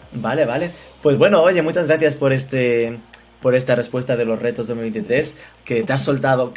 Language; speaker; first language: Spanish; native; Spanish